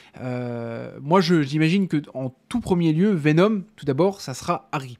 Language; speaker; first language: French; native; French